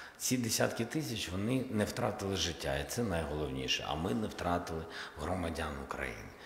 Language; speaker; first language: Ukrainian; non-native, local second language; Russian